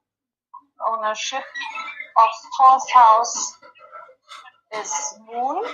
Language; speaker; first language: English; non-native, fluent; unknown